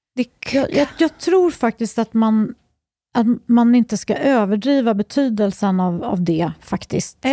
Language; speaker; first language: Swedish; native; Swedish